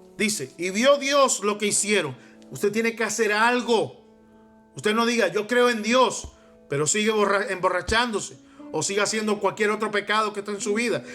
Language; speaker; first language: Spanish; native; Spanish